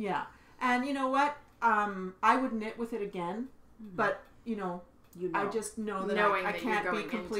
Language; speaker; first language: English; native; English